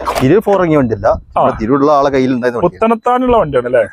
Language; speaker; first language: Malayalam; native; Malayalam